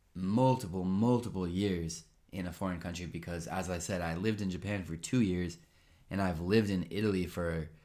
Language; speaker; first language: English; native; English